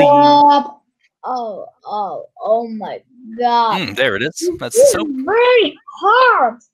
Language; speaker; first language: English; non-native, learner; Turkish